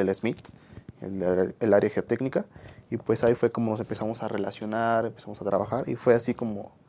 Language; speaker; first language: Spanish; native; Spanish